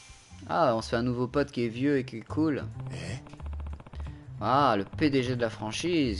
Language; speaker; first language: French; native; French